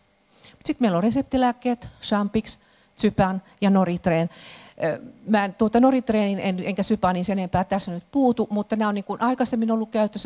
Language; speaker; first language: Finnish; native; Finnish